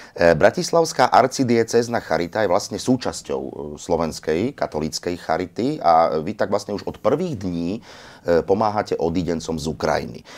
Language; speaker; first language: Slovak; native; Slovak